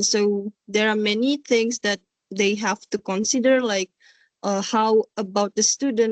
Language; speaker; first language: English; non-native, learner; Indonesian